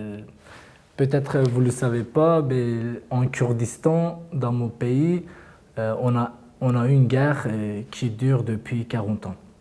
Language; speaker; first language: French; non-native, learner; Kurdish